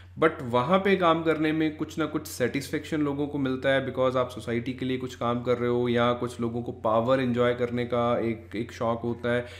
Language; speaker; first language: Hindi; native; Hindi